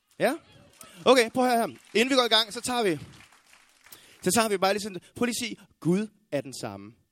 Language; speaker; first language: Danish; native; Danish